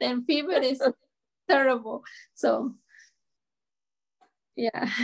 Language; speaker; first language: English; non-native, learner; Spanish